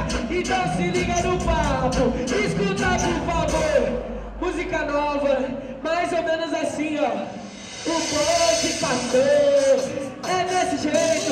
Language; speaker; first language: Portuguese; native; Portuguese